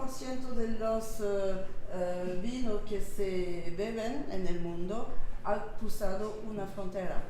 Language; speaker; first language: Spanish; non-native, learner; French